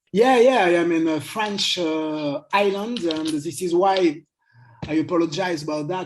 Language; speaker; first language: English; non-native, learner; French